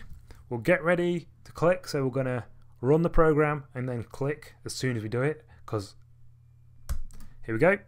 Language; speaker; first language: English; native; English